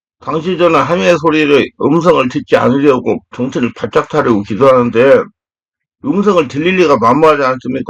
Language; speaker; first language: Korean; native; Korean